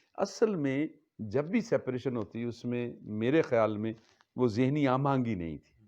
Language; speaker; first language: Urdu; non-native, local second language; Punjabi